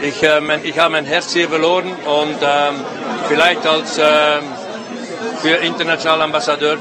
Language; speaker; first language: German; non-native, fluent; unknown